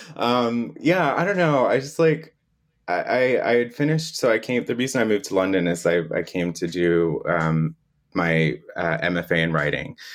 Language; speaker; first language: English; native; English